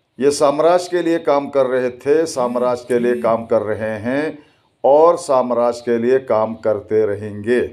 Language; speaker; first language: Urdu; native; Urdu